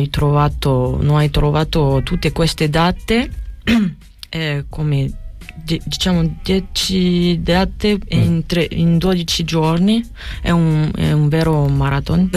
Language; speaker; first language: Italian; non-native, learner; French